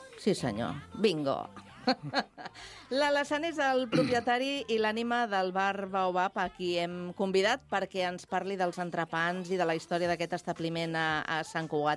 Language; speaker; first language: Catalan; native; Catalan